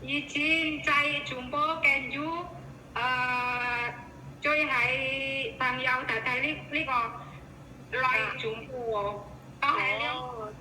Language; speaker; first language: Cantonese; non-native, learner; Indonesian